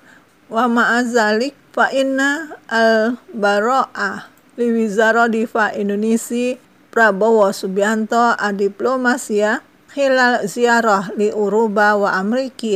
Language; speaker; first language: Arabic; non-native, fluent; Indonesian